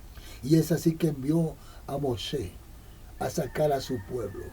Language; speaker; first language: Spanish; native; Spanish